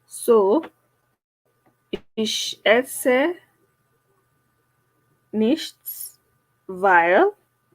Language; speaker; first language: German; non-native, learner; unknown